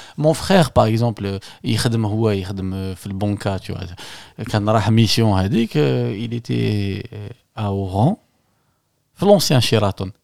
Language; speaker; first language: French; non-native, local second language; Arabic